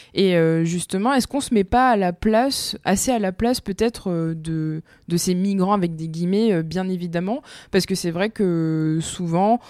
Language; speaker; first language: French; native; French